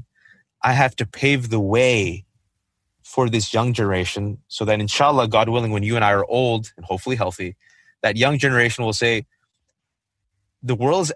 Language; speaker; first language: English; native; English